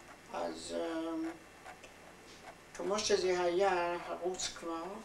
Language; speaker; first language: Hebrew; non-native, fluent; German